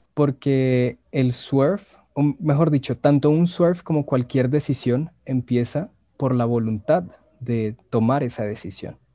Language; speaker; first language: Spanish; native; Spanish